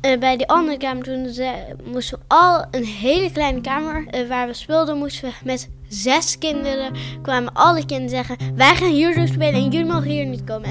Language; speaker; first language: Dutch; early bilingual, other home language; Persian